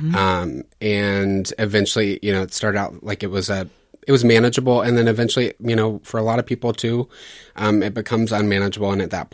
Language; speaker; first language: English; native; English